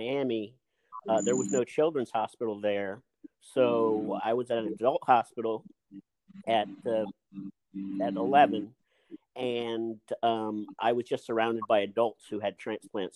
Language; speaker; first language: English; native; English